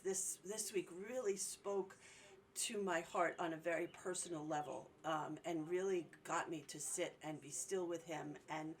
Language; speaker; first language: English; native; English